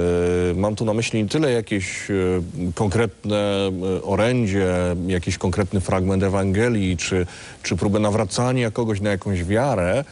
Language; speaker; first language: Polish; native; Polish